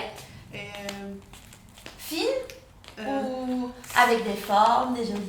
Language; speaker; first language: French; native; French